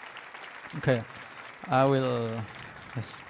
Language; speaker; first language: English; non-native, learner; Spanish